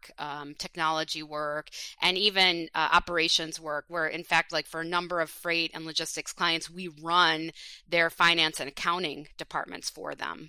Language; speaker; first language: English; native; English